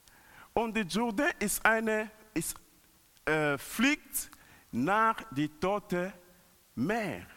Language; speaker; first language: German; non-native, learner; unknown